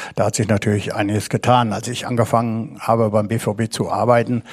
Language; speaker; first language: German; native; German